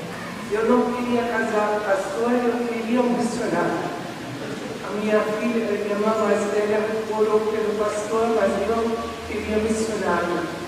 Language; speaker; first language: Portuguese; non-native, fluent; German